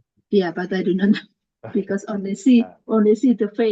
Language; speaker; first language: English; non-native, learner; Indonesian